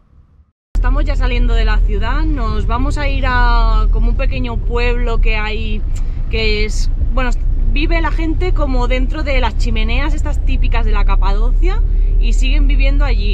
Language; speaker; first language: Spanish; native; Spanish